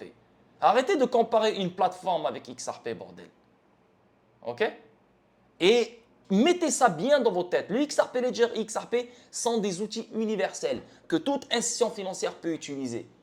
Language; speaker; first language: French; native; French